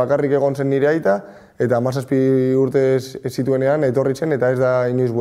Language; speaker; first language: Basque; non-native, local second language; Spanish